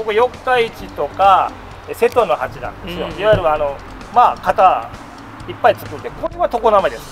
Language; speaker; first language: Japanese; native; Japanese